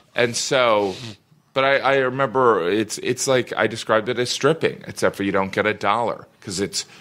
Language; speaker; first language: English; native; English